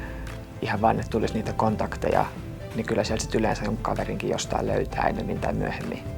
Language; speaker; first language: Finnish; native; Finnish